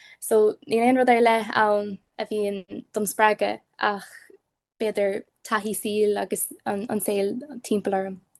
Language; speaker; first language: Irish; native; Irish